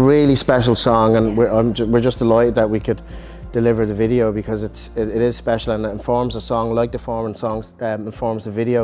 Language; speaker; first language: English; native; English